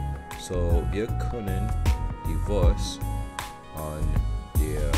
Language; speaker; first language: German; non-native, learner; English